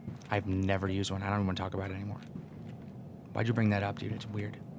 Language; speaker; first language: English; native; English